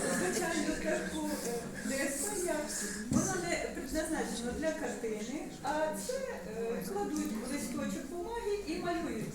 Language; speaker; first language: Ukrainian; native; Ukrainian